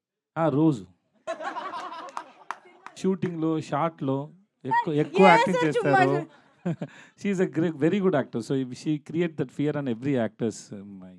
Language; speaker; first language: Telugu; non-native, learner; Tamil